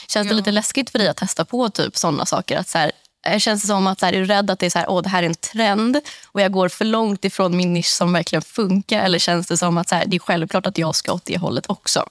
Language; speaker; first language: Swedish; native; Swedish